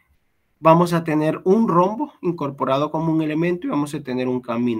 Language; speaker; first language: Spanish; native; Spanish